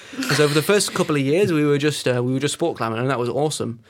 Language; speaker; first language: English; native; English